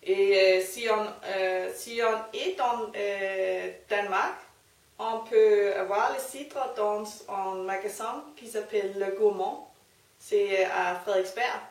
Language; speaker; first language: French; non-native, learner; Danish